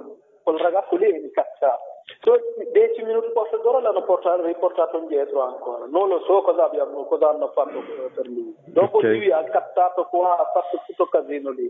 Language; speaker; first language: Italian; non-native, learner; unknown